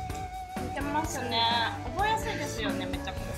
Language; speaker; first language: Japanese; native; Japanese